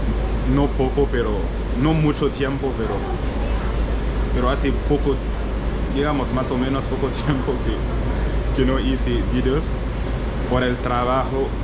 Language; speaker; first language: Spanish; non-native, learner; French